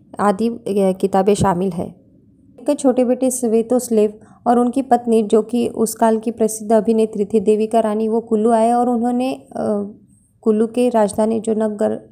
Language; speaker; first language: Hindi; non-native, local second language; Marathi